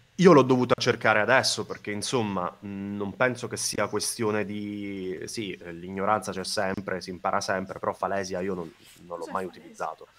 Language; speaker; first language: Italian; non-native, local second language; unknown